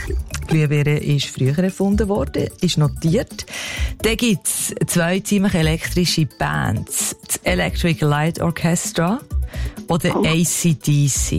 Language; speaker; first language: German; native; German